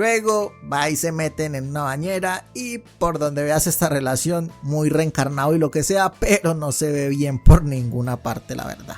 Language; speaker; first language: Spanish; native; Spanish